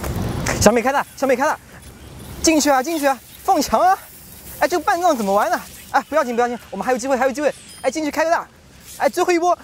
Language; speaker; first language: Chinese; native; Chinese